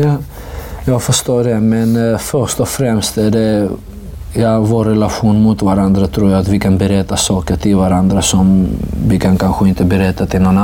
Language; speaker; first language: Swedish; non-native, fluent; Georgian